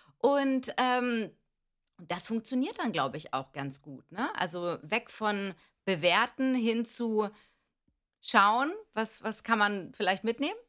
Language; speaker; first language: German; early bilingual, other home language; Greek